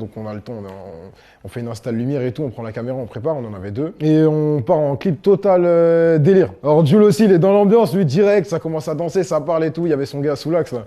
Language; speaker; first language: French; native; French